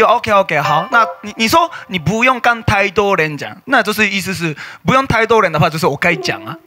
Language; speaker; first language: Chinese; native; Chinese